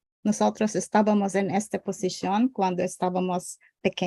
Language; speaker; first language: Spanish; non-native, learner; English